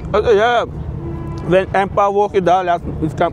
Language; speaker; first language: German; non-native, local second language; Turkish